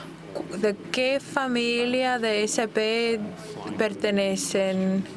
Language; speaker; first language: Spanish; non-native, fluent; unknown